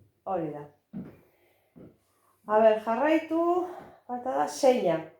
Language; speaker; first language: Basque; non-native, local second language; Spanish